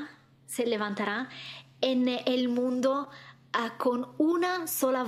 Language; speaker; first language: Spanish; non-native, learner; Italian